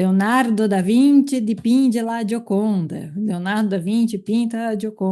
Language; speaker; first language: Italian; non-native, fluent; Portuguese